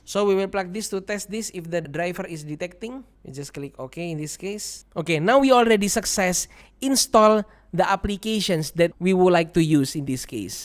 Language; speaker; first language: English; non-native, learner; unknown